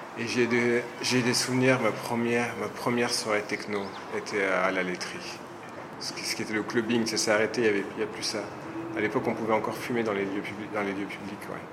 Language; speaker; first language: French; native; French